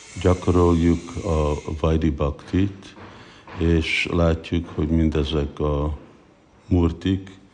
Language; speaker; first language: Hungarian; early bilingual, heritage; Hungarian